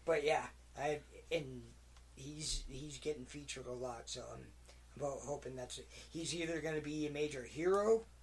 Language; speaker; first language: English; native; English